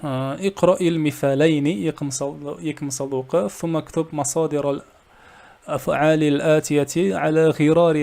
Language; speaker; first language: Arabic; non-native, fluent; Kazakh